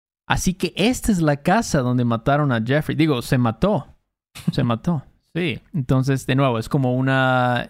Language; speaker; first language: Spanish; native; Spanish